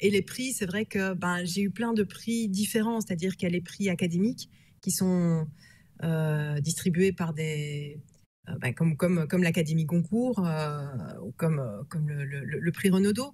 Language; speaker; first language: French; native; French